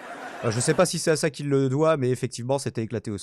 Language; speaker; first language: French; native; French